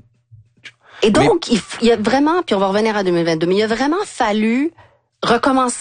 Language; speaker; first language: French; native; French